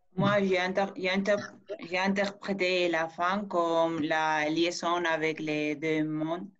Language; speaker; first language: French; non-native, fluent; Spanish